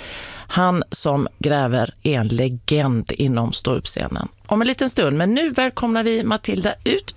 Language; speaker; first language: Swedish; native; Swedish